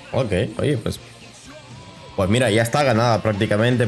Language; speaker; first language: Spanish; native; Spanish